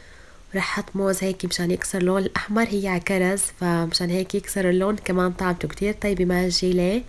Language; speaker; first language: Arabic; native; Arabic